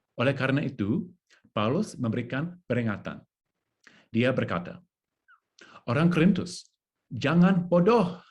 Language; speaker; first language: Indonesian; non-native, learner; English